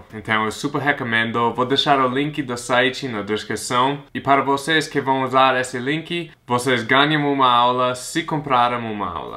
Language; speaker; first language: Portuguese; non-native, fluent; English